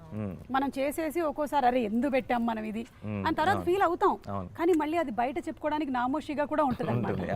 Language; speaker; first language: Telugu; native; Telugu